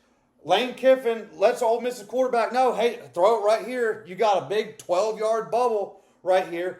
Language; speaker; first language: English; native; English